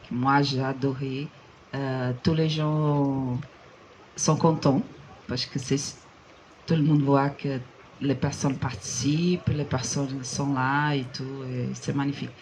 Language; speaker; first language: French; non-native, fluent; Portuguese